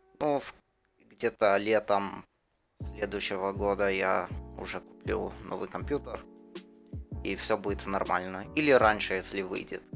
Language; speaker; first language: Russian; early bilingual, heritage; Russian